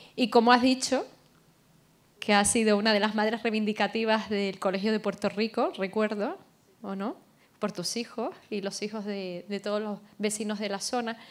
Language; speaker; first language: Spanish; native; Spanish